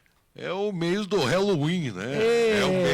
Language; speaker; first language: Portuguese; native; Portuguese